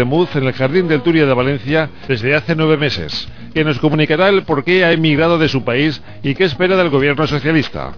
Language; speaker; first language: Spanish; native; Spanish